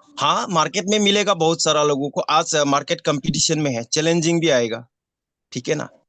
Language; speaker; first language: Hindi; non-native, local second language; Assamese